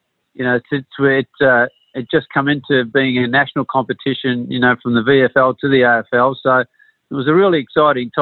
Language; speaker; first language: English; native; English